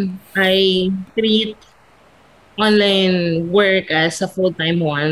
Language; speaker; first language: English; non-native, local second language; Filipino